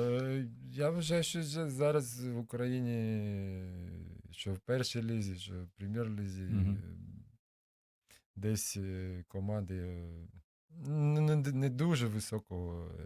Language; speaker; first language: Ukrainian; non-native, local second language; Russian